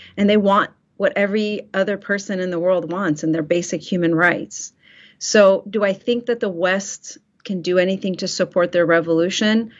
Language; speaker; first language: English; early bilingual, other home language; Persian